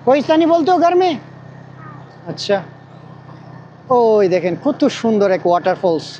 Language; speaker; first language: Hindi; non-native, learner; Bangla